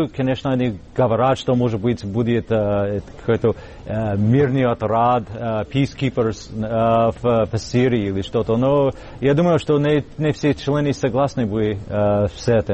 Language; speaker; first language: Russian; non-native, fluent; English